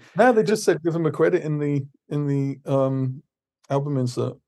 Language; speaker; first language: English; native; English